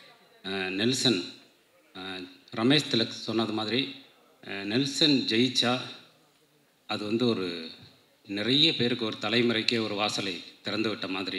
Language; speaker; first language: Tamil; native; Tamil